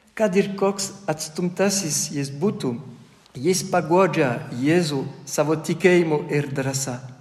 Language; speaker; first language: Lithuanian; non-native, fluent; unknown